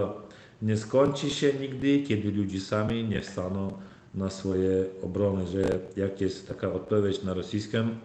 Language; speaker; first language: Polish; non-native, learner; Turkmen